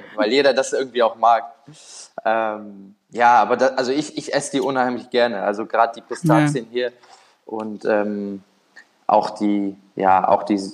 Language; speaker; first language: German; native; German